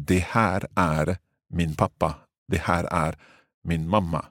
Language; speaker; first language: Swedish; non-native, learner; English